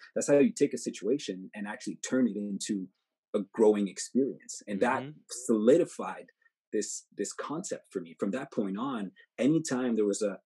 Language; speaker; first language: English; native; English